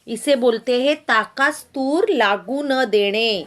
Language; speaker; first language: Hindi; non-native, local second language; Marathi